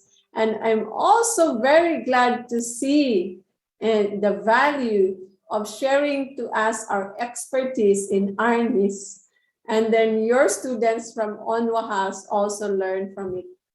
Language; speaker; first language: English; non-native, local second language; Filipino